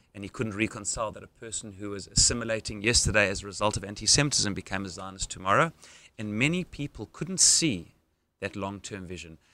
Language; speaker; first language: English; native; English